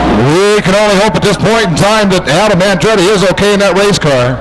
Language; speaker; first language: English; native; English